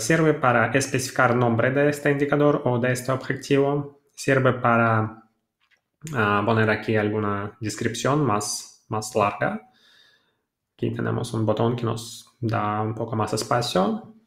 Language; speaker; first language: Spanish; non-native, fluent; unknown